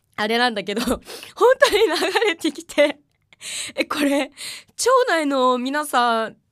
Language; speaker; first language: Japanese; native; Japanese